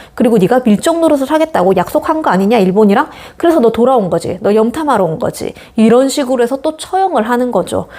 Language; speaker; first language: Korean; native; Korean